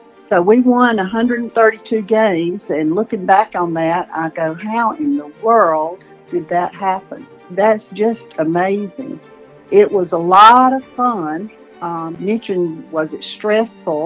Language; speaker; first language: English; native; English